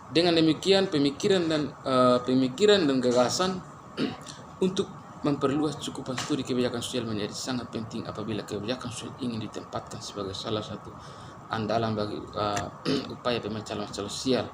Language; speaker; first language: Indonesian; native; Indonesian